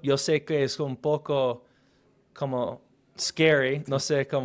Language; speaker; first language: Spanish; non-native, fluent; English